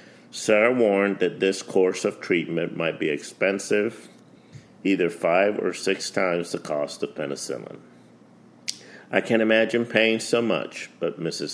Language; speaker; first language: English; early bilingual, other home language; Spanish